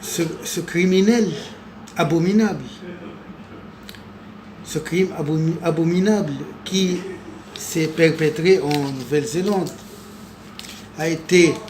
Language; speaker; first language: French; non-native, local second language; Arabic